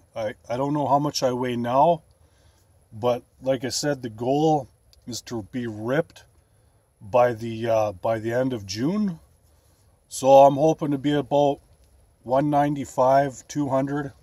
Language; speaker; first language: English; native; English